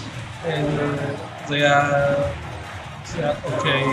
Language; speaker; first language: English; non-native, learner; Vietnamese